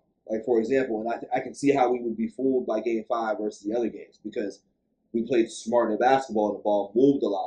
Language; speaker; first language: English; native; English